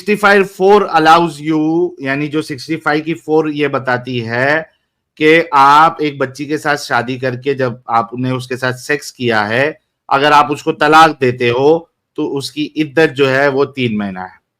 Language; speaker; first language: Hindi; native; Hindi